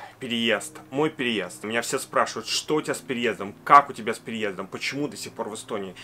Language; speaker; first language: Russian; native; Russian